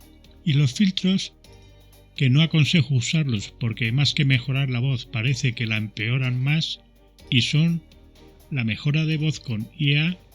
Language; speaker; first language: Spanish; native; Spanish